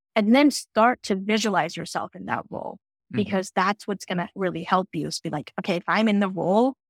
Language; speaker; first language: English; non-native, local second language; Gujarati